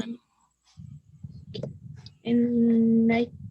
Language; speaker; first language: English; non-native, learner; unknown